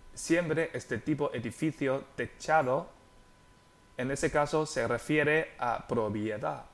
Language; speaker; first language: Spanish; non-native, fluent; Chinese